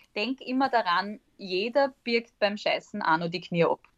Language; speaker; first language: German; native; German